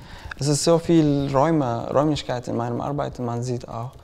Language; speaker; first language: German; non-native, fluent; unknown